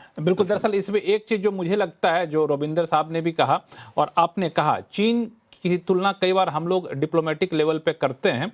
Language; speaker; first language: Hindi; native; Hindi